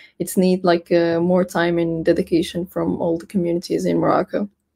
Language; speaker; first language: English; non-native, fluent; Arabic